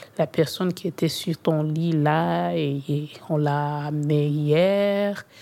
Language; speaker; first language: French; non-native, local second language; Swahili